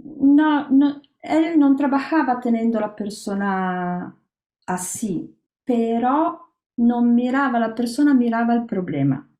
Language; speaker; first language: Spanish; non-native, learner; Italian